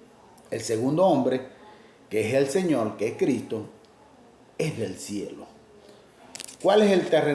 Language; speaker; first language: Spanish; native; Spanish